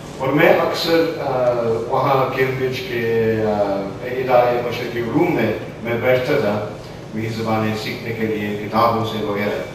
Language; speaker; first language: Urdu; non-native, fluent; English